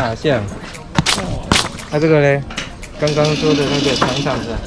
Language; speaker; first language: Chinese; native; Chinese